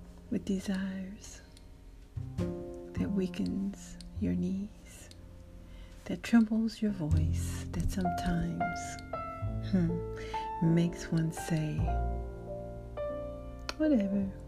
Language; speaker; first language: English; native; English